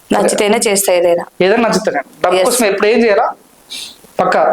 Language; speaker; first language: Telugu; native; Telugu